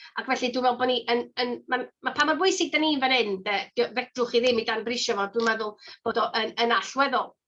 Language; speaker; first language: Welsh; native; Welsh